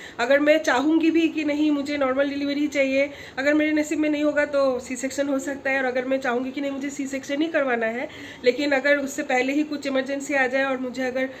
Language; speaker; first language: Hindi; non-native, local second language; Bangla